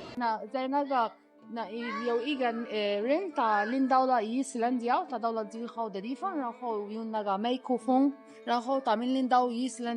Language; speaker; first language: Chinese; non-native, learner; Arabic